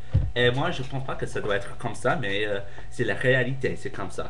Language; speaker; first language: French; non-native, fluent; English